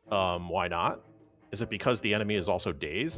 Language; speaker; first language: English; native; English